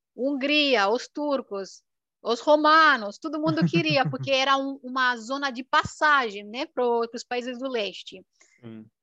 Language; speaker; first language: Portuguese; non-native, fluent; Romanian